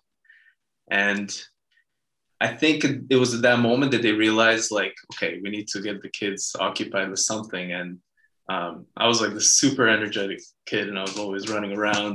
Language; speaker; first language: English; early bilingual, other home language; Hebrew